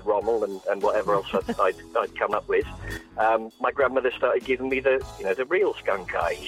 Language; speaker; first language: English; native; English